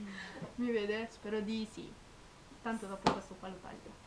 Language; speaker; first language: Italian; native; Italian